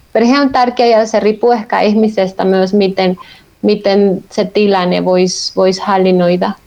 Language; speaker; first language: Finnish; non-native, fluent; Spanish